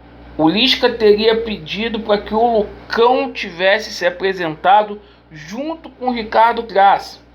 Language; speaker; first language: Portuguese; native; Portuguese